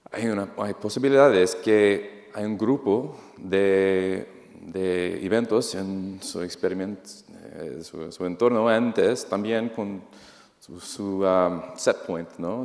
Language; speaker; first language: Spanish; non-native, fluent; English